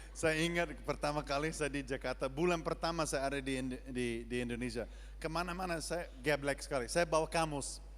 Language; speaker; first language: Indonesian; non-native, fluent; English